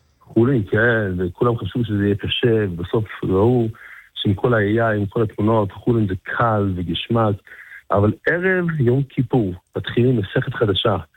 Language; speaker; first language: Hebrew; non-native, fluent; English